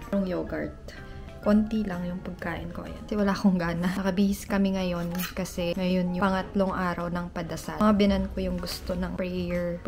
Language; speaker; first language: Filipino; native; Filipino